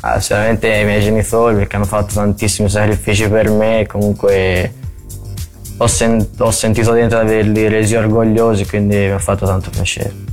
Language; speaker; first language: Italian; native; Italian